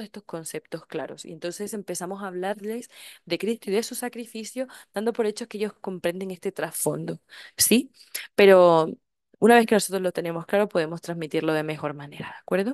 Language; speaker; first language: Spanish; native; Spanish